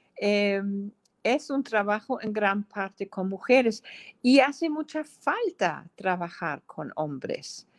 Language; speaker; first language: Spanish; non-native, fluent; German